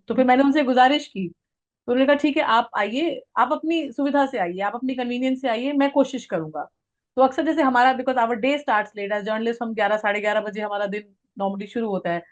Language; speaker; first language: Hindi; native; Hindi